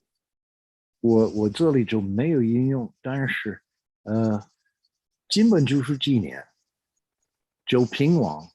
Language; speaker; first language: Chinese; non-native, fluent; English